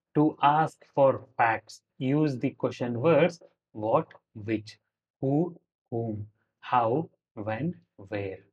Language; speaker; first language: English; non-native, local second language; Kannada